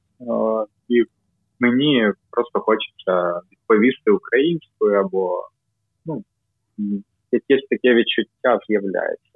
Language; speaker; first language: Ukrainian; non-native, local second language; Russian